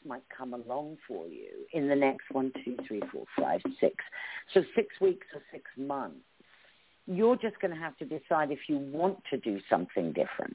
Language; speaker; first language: English; native; English